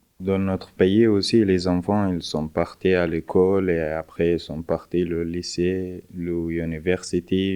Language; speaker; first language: French; non-native, learner; Arabic